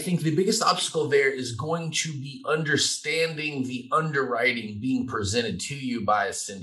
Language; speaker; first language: English; native; English